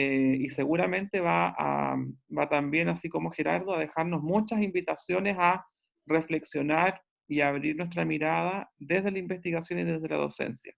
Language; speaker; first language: Spanish; native; Spanish